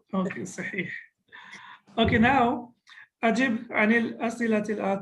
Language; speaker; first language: Arabic; non-native, fluent; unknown